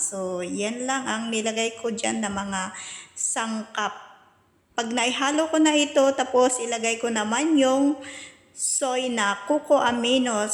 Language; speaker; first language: Filipino; non-native, local second language; Cebuano